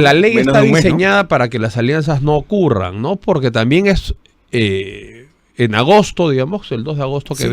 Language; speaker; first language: Spanish; native; Spanish